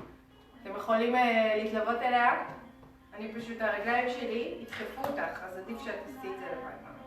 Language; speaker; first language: Hebrew; native; Hebrew